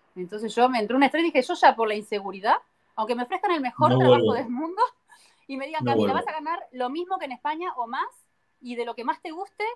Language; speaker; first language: Spanish; native; Spanish